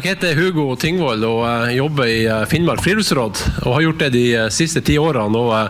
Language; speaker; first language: Norwegian; native; Norwegian